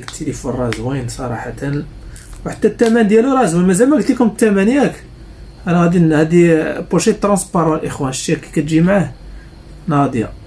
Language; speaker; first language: Arabic; native; Arabic